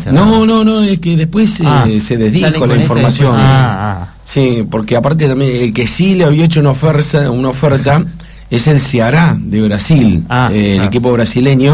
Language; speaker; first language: Spanish; native; Spanish